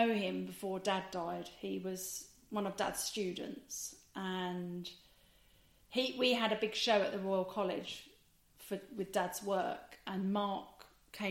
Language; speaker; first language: English; native; English